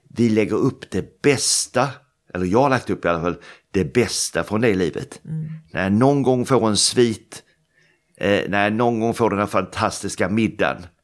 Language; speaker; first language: Swedish; native; Swedish